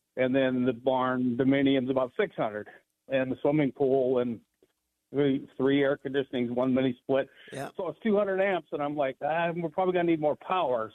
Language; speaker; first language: English; native; English